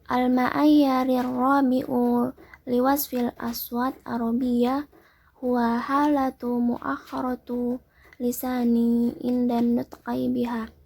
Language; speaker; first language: Arabic; non-native, learner; Indonesian